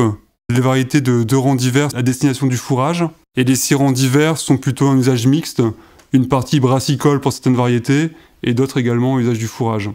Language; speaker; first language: French; native; French